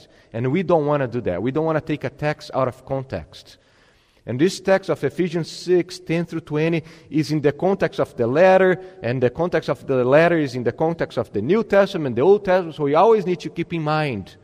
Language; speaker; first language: English; non-native, fluent; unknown